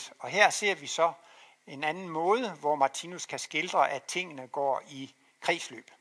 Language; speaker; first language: Danish; native; Danish